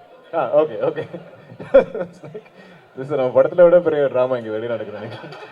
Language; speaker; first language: Tamil; non-native, local second language; Malayalam